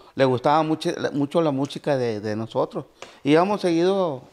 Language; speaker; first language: Spanish; native; Spanish